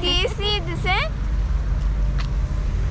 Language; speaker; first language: Turkish; non-native, learner; Indonesian